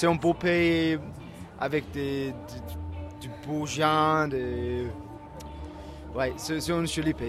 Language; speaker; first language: French; non-native, learner; Danish